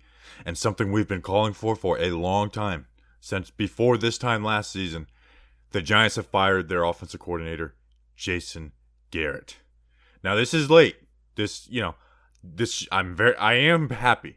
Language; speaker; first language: English; native; English